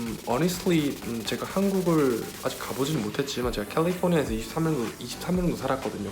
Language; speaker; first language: Korean; early bilingual, heritage; Korean